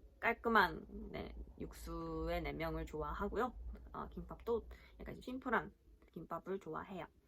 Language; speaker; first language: Korean; early bilingual, heritage; Japanese